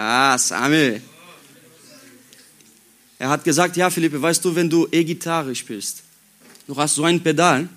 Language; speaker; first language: German; non-native, learner; Portuguese